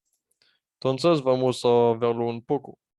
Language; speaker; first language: Spanish; non-native, fluent; French